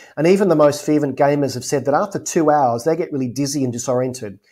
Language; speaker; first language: English; native; English